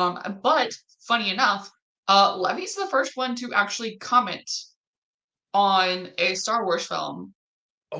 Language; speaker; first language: English; native; English